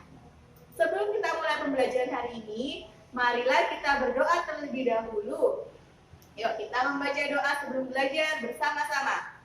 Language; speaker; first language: Indonesian; native; Indonesian